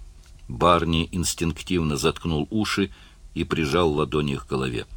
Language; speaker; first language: Russian; native; Russian